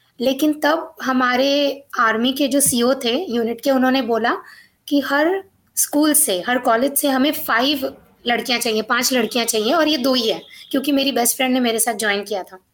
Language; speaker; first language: Hindi; non-native, local second language; Marathi